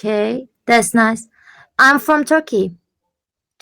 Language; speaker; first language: English; non-native, learner; Turkish